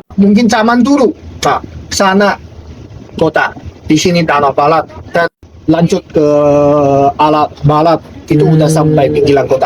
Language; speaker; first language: Indonesian; non-native, learner; Chinese